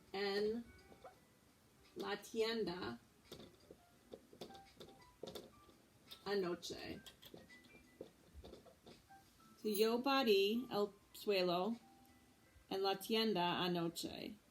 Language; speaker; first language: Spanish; non-native, fluent; English